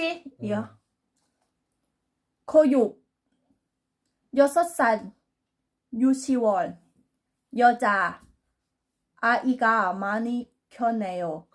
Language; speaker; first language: Korean; non-native, learner; Thai